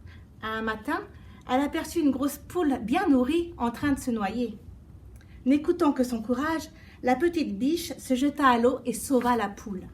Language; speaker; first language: French; native; French